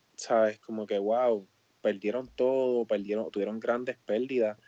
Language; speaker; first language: Spanish; native; Spanish